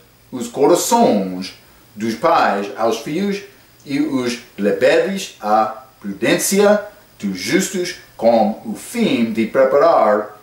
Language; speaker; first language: Portuguese; non-native, fluent; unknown